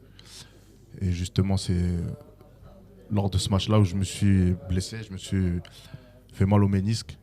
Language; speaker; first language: French; native; French